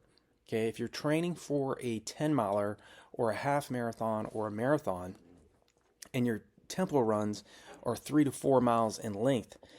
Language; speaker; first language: English; native; English